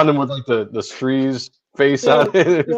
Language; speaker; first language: English; native; English